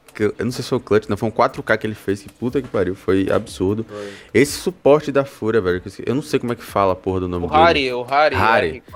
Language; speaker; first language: Portuguese; native; Portuguese